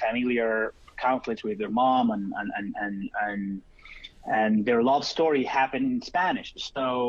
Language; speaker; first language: English; non-native, fluent; Spanish